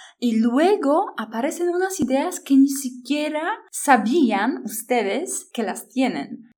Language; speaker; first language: Spanish; non-native, fluent; Polish